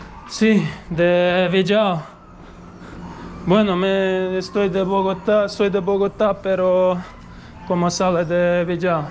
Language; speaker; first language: Spanish; non-native, learner; Croatian